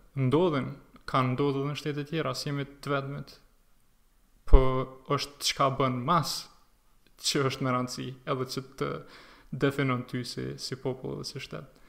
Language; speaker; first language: Albanian; native; Albanian